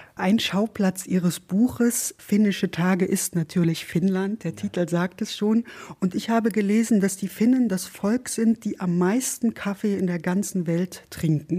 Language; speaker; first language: German; native; German